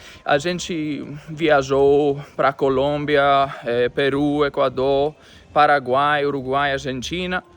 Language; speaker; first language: Portuguese; non-native, fluent; Greek